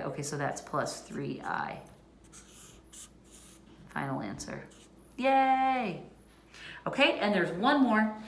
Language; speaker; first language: English; native; English